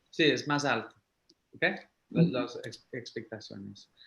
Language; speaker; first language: Spanish; early bilingual, heritage; English